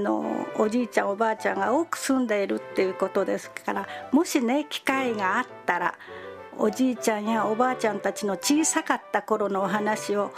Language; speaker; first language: Japanese; native; Japanese